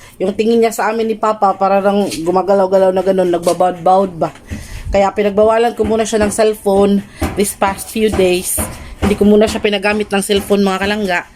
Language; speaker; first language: Filipino; non-native, local second language; Cebuano